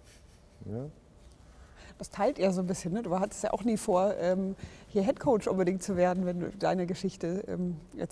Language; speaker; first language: German; native; German